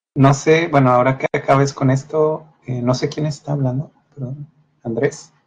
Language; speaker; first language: Spanish; native; Spanish